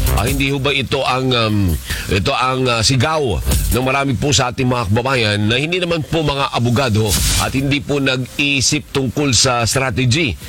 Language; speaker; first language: Filipino; native; Filipino